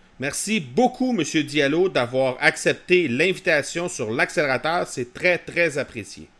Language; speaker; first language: French; native; French